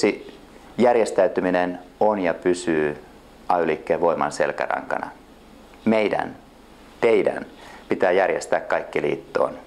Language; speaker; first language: Finnish; native; Finnish